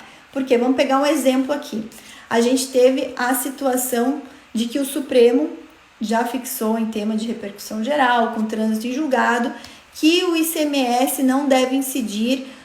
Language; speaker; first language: Portuguese; native; Portuguese